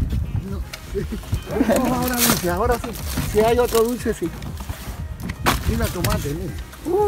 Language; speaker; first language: Spanish; native; Spanish